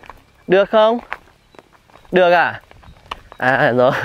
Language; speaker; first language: Vietnamese; native; Vietnamese